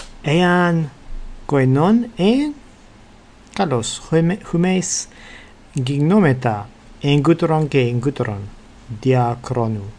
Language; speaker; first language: Greek; non-native, fluent; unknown